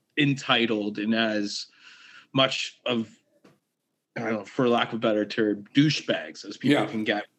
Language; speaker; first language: English; native; English